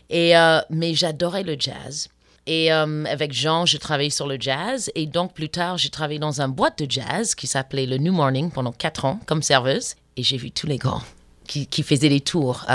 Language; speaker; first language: French; non-native, fluent; English